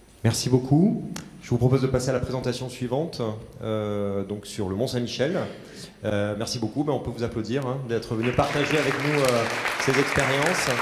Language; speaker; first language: French; native; French